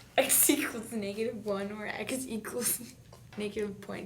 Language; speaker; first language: English; native; English